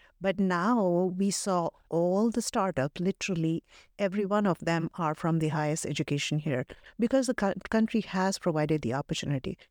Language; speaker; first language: English; non-native, local second language; Hindi